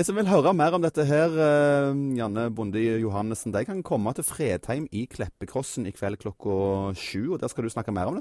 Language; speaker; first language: Norwegian; native; Norwegian